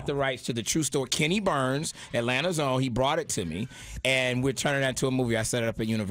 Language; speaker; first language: English; native; English